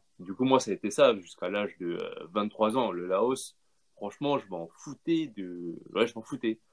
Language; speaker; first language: French; native; French